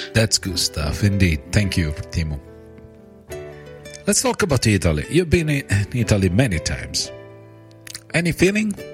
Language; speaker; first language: English; non-native, fluent; Italian